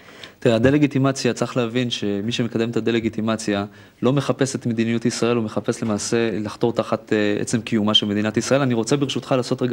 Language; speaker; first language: Hebrew; native; Hebrew